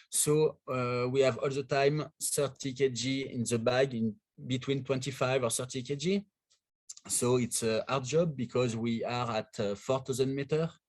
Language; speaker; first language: English; non-native, learner; French